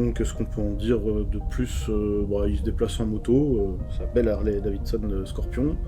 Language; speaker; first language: French; native; French